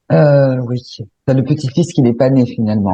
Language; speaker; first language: French; native; French